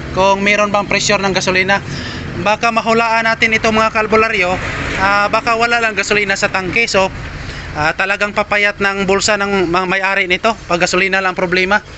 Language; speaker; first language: Filipino; native; Filipino